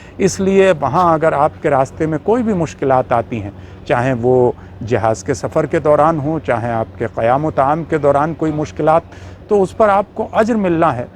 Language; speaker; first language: Urdu; native; Urdu